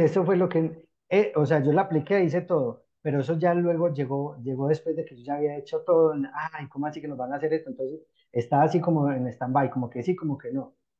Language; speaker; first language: Spanish; native; Spanish